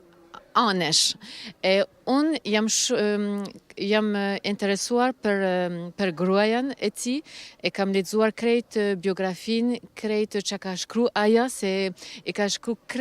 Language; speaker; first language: Albanian; early bilingual, heritage; Albanian